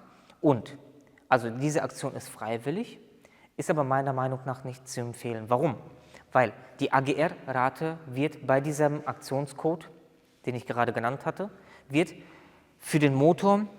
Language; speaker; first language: German; native; German